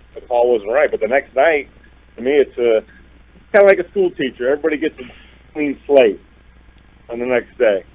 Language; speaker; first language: English; native; English